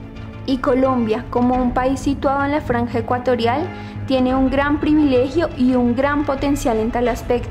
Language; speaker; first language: Spanish; native; Spanish